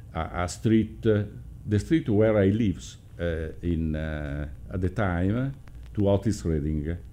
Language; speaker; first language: English; non-native, learner; Italian